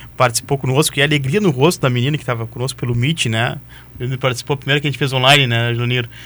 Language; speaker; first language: Portuguese; native; Portuguese